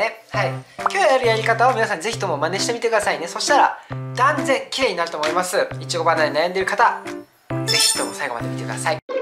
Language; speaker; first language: Japanese; non-native, fluent; Korean